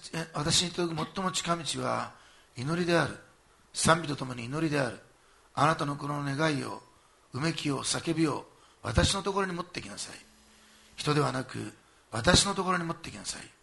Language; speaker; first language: Japanese; native; Japanese